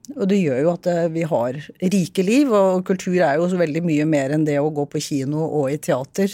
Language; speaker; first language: Norwegian; native; Norwegian